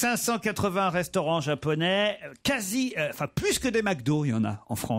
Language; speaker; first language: French; native; French